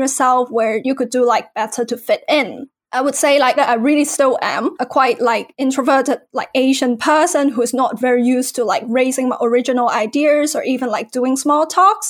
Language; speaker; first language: English; non-native, local second language; Cantonese